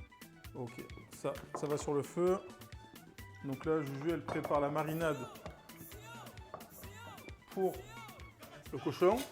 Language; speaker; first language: French; native; French